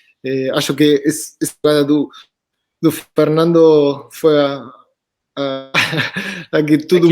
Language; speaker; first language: Portuguese; non-native, fluent; Spanish